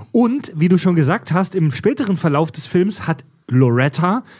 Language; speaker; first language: German; native; German